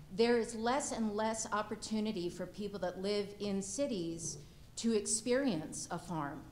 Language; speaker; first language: English; native; English